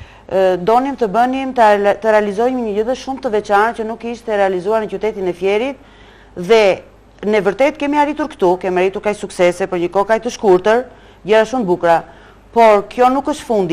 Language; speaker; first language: Albanian; native; Albanian